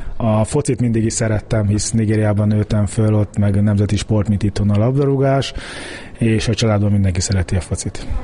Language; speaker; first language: Hungarian; early bilingual, heritage; Hungarian